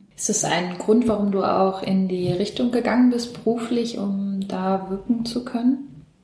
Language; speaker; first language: German; native; German